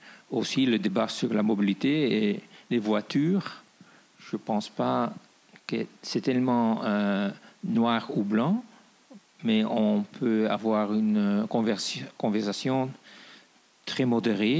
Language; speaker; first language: French; non-native, fluent; Dutch